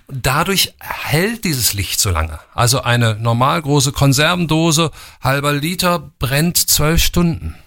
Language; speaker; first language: German; native; German